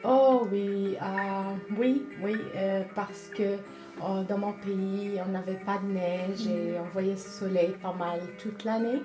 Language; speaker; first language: French; non-native, local second language; Arabic